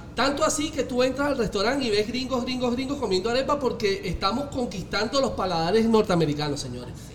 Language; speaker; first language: Spanish; native; Spanish